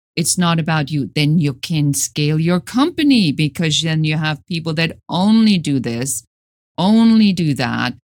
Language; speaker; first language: English; non-native, fluent; German